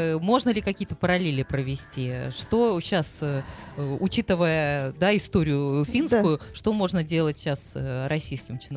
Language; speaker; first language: Russian; native; Russian